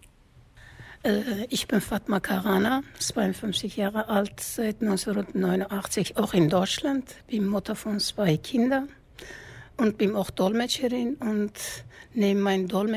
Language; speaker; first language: German; non-native, fluent; Kurdish